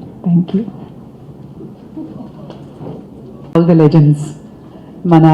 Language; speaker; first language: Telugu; non-native, local second language; Malayalam